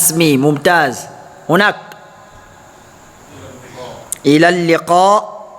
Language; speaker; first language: Arabic; non-native, fluent; Fula